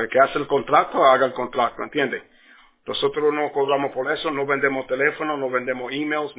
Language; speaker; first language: Spanish; early bilingual, heritage; Spanish